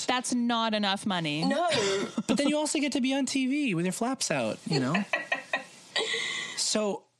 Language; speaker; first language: English; native; English